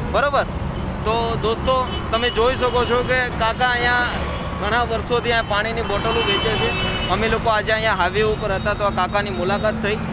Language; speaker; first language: Gujarati; native; Gujarati